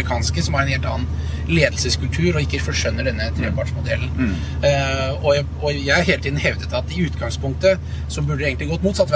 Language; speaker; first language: Norwegian; native; Norwegian